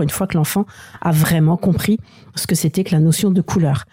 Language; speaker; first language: French; native; French